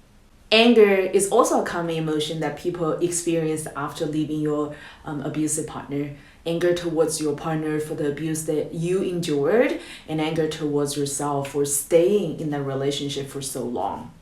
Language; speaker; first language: English; non-native, fluent; Chinese